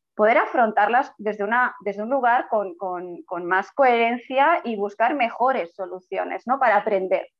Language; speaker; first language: Spanish; native; Spanish